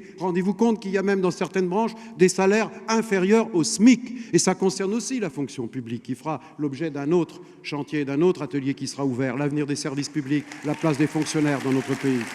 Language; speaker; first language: French; native; French